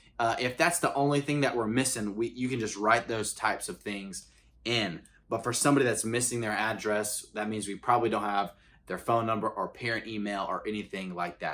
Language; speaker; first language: English; native; English